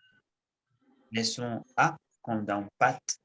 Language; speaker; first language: French; non-native, learner; Spanish